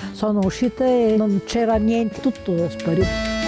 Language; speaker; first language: Italian; non-native, fluent; Bulgarian